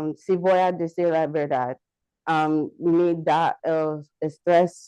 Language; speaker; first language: Spanish; non-native, learner; English